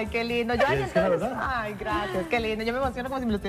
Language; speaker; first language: Spanish; native; Spanish